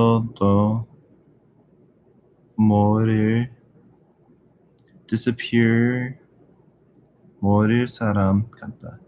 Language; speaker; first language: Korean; non-native, learner; English